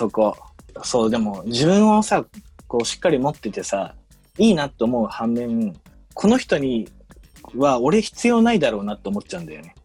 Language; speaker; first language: Japanese; native; Japanese